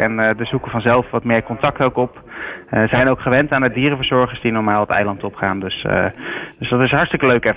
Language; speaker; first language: Dutch; native; Dutch